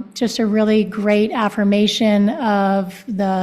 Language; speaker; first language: English; non-native, fluent; Spanish